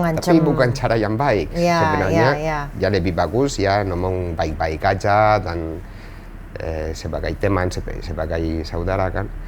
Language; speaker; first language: Indonesian; non-native, fluent; Spanish